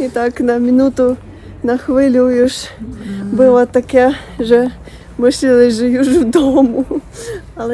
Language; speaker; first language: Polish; non-native, learner; Russian